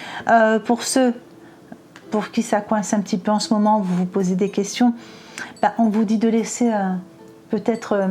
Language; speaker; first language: French; native; French